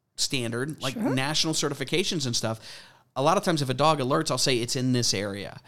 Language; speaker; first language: English; native; English